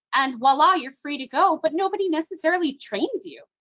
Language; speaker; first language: English; native; English